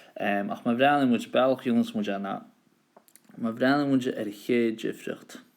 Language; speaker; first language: Irish; native; Irish